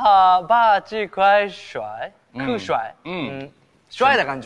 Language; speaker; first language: Chinese; non-native, learner; Japanese